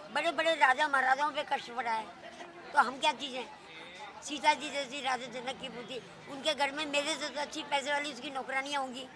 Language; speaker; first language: Hindi; native; Hindi